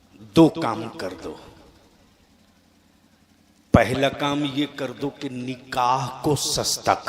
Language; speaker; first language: Urdu; native; Urdu